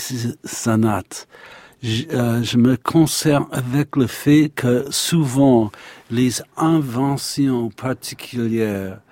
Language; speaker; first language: French; non-native, learner; English